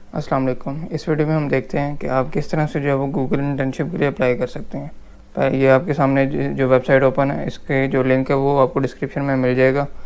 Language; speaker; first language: Urdu; native; Urdu